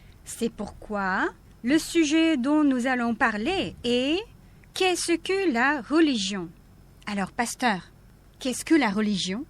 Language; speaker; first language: French; non-native, fluent; Korean